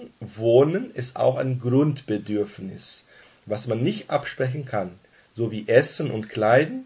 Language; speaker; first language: German; non-native, fluent; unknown